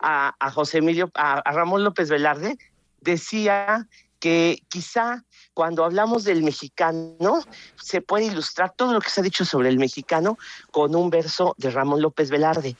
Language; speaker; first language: Spanish; native; Spanish